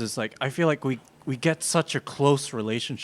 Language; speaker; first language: English; native; English